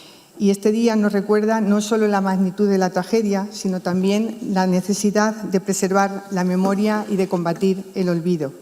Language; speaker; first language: Spanish; native; Spanish